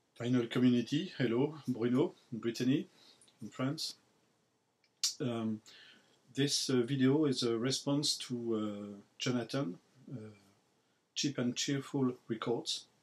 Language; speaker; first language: English; non-native, learner; French